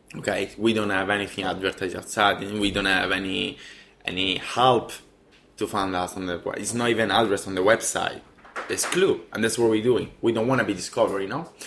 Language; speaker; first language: English; non-native, fluent; Italian